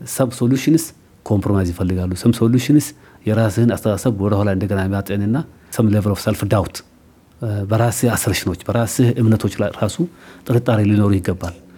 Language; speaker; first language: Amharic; non-native, local second language; Somali